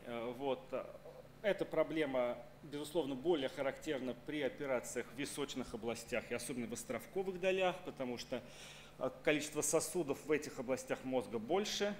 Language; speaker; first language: Russian; native; Russian